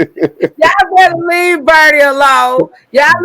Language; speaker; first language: English; native; English